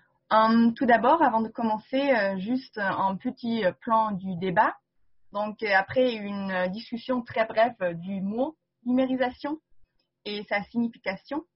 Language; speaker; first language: French; non-native, fluent; German